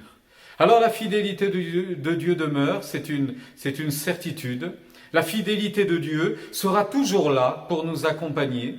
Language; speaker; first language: French; native; French